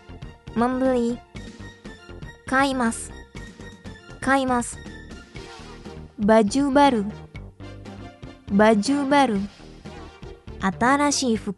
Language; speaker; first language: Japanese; non-native, fluent; Indonesian